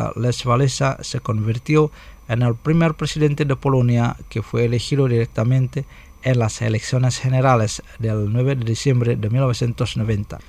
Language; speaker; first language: Spanish; non-native, fluent; Indonesian